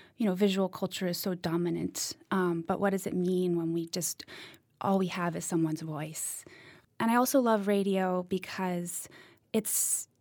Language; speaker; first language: English; native; English